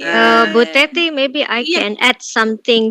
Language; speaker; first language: English; non-native, fluent; Indonesian